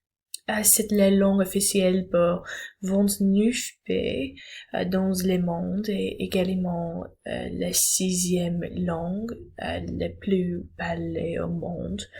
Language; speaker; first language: French; non-native, learner; English